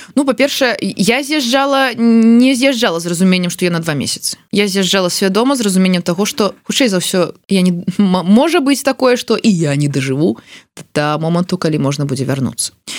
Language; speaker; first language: Belarusian; non-native, local second language; Russian